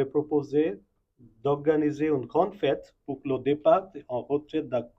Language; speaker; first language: French; non-native, fluent; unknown